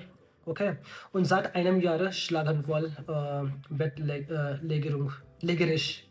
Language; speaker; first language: German; non-native, learner; Hindi